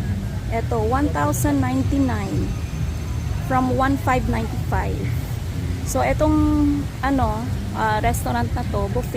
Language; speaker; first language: Filipino; non-native, local second language; Hiligaynon